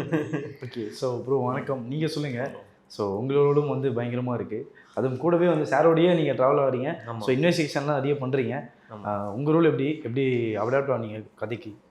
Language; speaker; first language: Tamil; native; Tamil